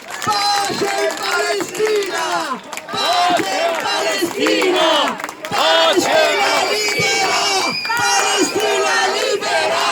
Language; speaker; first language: Italian; non-native, local second language; Arabic